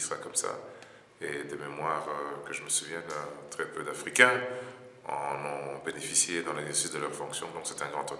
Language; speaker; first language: French; non-native, local second language; Lingala